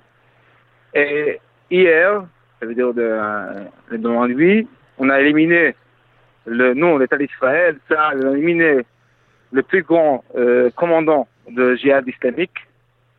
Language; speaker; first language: French; non-native, fluent; Hebrew